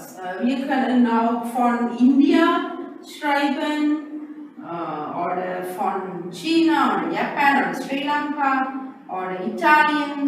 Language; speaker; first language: German; non-native, learner; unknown